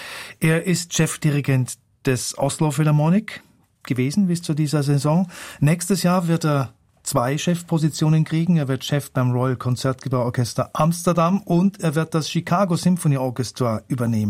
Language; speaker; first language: German; native; German